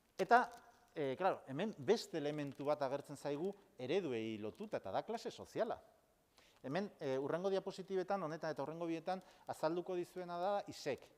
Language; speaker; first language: Basque; non-native, local second language; Spanish